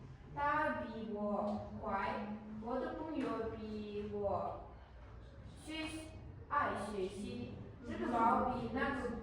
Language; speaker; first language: Chinese; non-native, learner; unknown